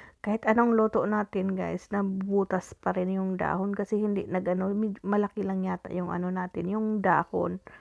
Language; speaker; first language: Filipino; non-native, local second language; Cebuano